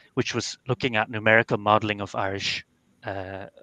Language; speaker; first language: English; non-native, fluent; Dutch